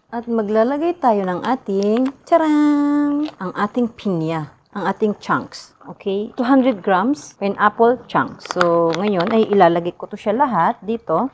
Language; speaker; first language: Filipino; non-native, local second language; Cebuano